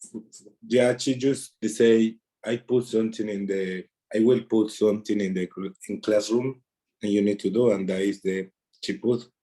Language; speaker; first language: English; non-native, learner; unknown